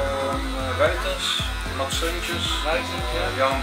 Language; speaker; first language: Dutch; native; Dutch